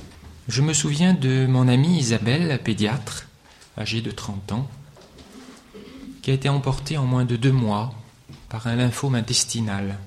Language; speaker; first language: French; native; French